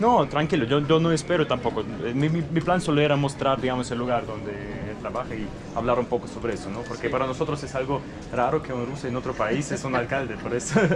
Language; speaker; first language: Spanish; non-native, fluent; Russian